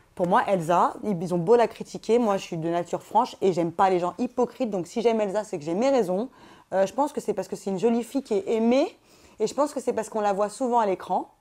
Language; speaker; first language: French; native; French